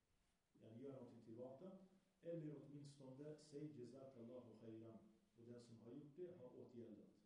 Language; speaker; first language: Swedish; early bilingual, other home language; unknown